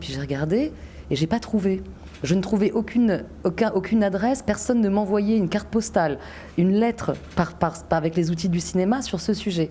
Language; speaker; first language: French; native; French